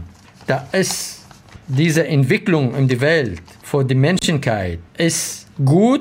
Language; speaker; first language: German; non-native, learner; Arabic